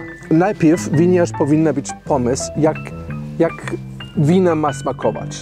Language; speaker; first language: Polish; non-native, learner; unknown